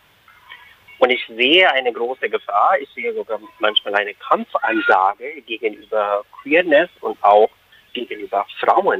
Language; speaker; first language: German; non-native, fluent; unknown